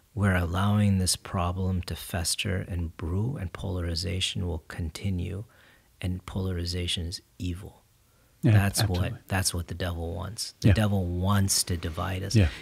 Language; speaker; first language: English; native; English